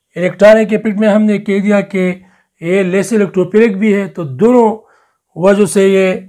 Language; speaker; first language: Urdu; non-native, local second language; Pashto